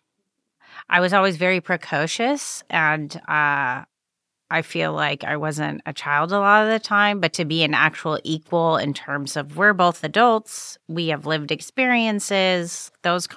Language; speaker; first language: English; native; English